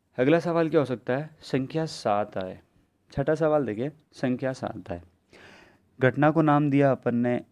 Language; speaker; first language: Hindi; native; Hindi